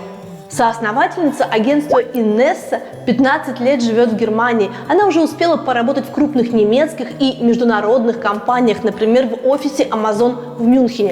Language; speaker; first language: Russian; native; Russian